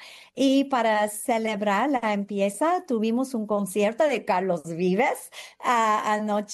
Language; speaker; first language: Spanish; non-native, fluent; English